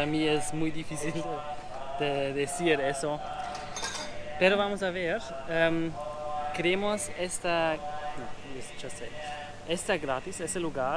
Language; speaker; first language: Spanish; non-native, learner; German